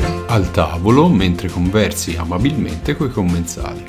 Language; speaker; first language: Italian; native; Italian